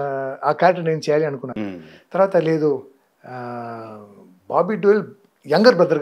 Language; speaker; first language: Telugu; non-native, fluent; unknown